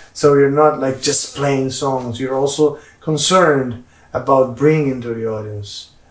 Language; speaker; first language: English; non-native, fluent; Portuguese